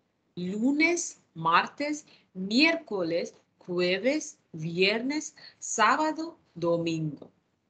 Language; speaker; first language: Spanish; non-native, fluent; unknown